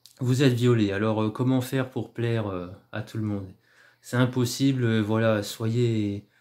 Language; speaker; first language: French; native; French